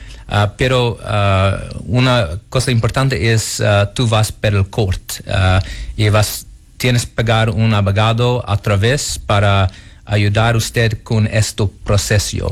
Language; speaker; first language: Spanish; non-native, learner; Portuguese